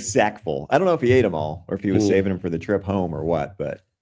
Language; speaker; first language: English; native; English